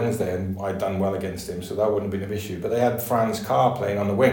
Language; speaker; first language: English; native; English